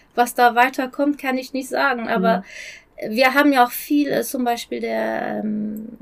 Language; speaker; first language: German; non-native, fluent; Persian